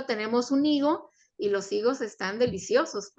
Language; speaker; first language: Spanish; native; Spanish